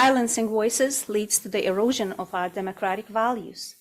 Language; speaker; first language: English; non-native, fluent; Russian